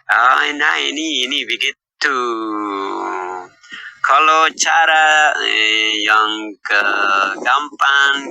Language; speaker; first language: Indonesian; non-native, learner; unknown